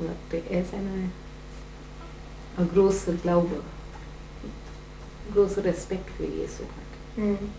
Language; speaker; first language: German; non-native, fluent; Gujarati